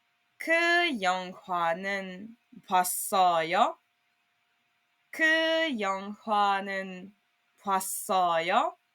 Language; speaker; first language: Korean; non-native, fluent; Serbian